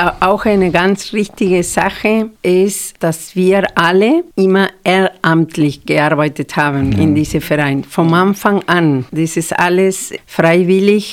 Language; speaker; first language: German; non-native, fluent; Spanish